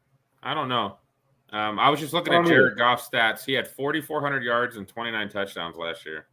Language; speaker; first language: English; native; English